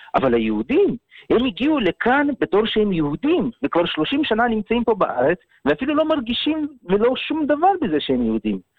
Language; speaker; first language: Hebrew; early bilingual, other home language; Russian